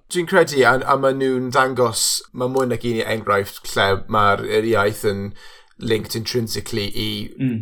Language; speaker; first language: Welsh; non-native, local second language; English